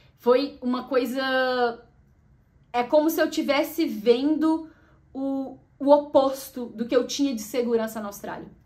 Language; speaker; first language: Portuguese; native; Portuguese